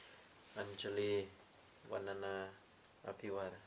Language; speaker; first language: Russian; non-native, fluent; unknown